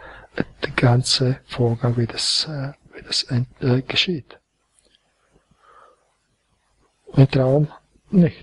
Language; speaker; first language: German; non-native, fluent; Croatian